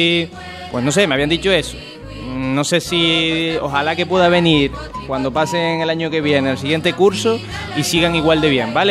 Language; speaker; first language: Spanish; native; Spanish